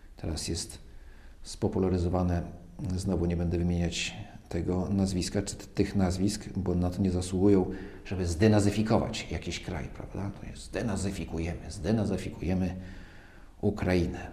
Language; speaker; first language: Polish; native; Polish